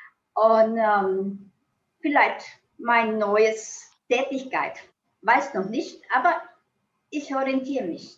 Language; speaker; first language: German; non-native, fluent; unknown